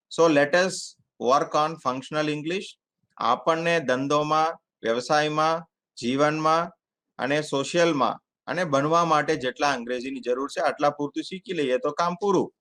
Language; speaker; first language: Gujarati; non-native, fluent; Tamil